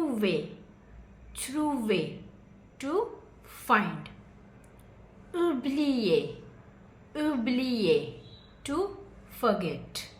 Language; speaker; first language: English; non-native, fluent; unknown